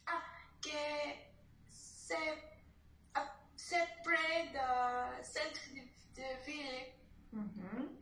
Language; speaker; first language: French; non-native, learner; Spanish